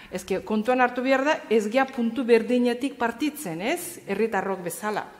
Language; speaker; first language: Basque; non-native, fluent; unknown